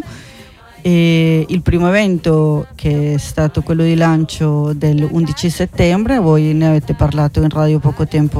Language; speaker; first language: Italian; non-native, fluent; Spanish